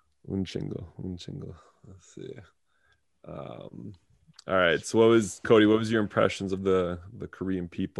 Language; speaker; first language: English; native; English